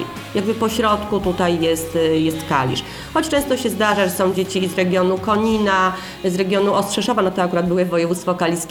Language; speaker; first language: Polish; native; Polish